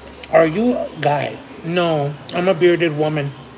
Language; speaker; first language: English; early bilingual, other home language; Spanish